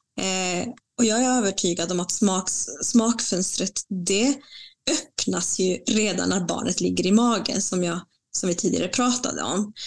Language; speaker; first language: Swedish; non-native, fluent; Spanish